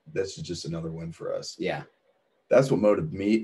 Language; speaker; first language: English; native; English